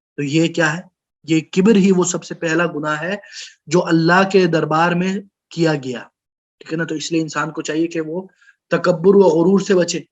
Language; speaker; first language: Urdu; non-native, local second language; Pashto